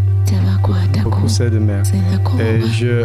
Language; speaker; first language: French; non-native, learner; Dutch